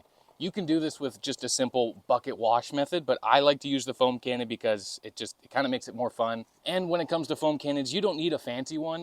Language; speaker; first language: English; native; English